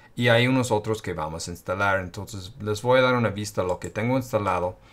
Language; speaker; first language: Spanish; non-native, fluent; English